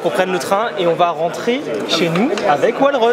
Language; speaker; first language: French; native; French